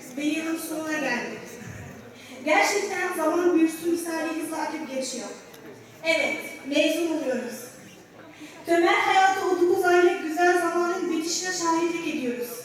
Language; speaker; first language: Turkish; non-native, learner; Arabic